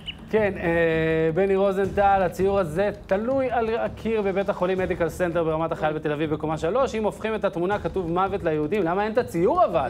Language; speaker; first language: Hebrew; native; Hebrew